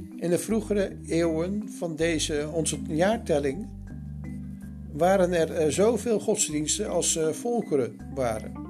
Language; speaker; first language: Dutch; native; Dutch